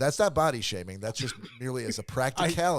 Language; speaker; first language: English; native; English